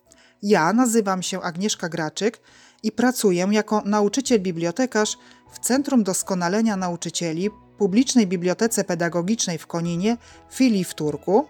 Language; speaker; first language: Polish; native; Polish